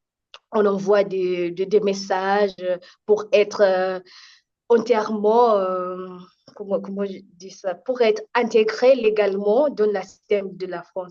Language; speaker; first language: French; non-native, fluent; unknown